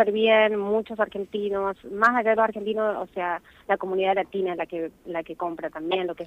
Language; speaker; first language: Spanish; native; Spanish